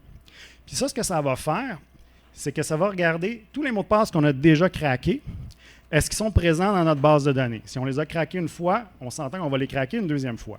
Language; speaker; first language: French; native; French